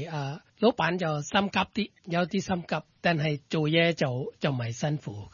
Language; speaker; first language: Cantonese; non-native, fluent; Thai